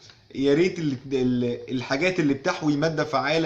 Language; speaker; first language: Arabic; native; Arabic